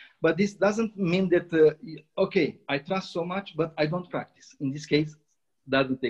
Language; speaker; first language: English; non-native, learner; Romanian